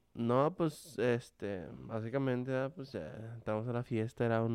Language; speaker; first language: Spanish; early bilingual, heritage; Spanish